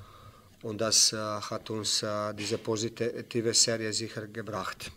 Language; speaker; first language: German; non-native, fluent; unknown